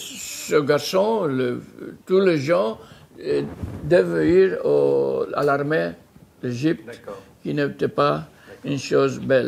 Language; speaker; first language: French; non-native, fluent; Greek